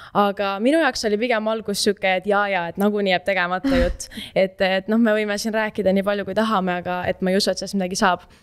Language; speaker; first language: Estonian; native; Estonian